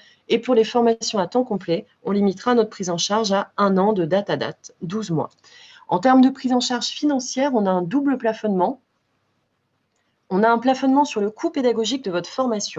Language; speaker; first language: French; native; French